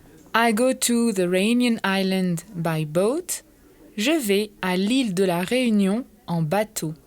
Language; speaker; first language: French; non-native, fluent; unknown